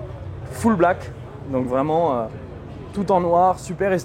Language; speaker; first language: French; native; French